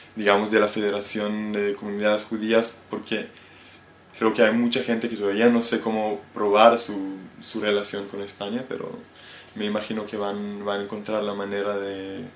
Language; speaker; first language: Spanish; non-native, fluent; Hebrew